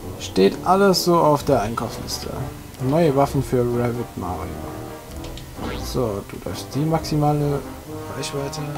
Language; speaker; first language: German; native; German